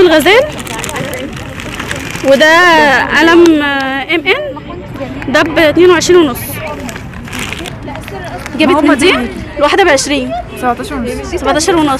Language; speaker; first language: Arabic; native; Arabic